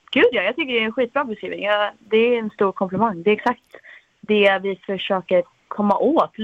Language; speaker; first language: Swedish; early bilingual, heritage; Swedish